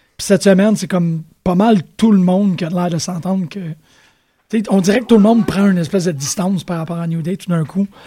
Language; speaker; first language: French; native; French